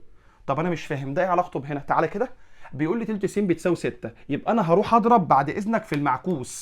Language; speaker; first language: Arabic; native; Arabic